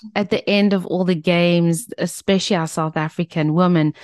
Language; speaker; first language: English; native; English